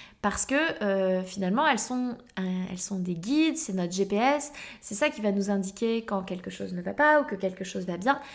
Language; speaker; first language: French; native; French